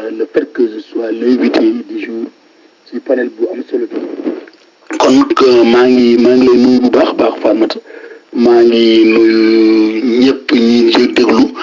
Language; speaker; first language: Wolof; non-native, local second language; Fula